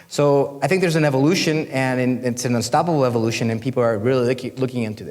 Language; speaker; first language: English; non-native, fluent; Spanish